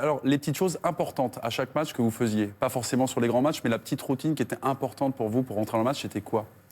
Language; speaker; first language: French; native; French